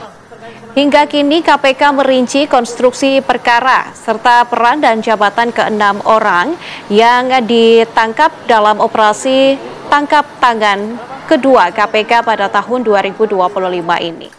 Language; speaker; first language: Indonesian; native; Indonesian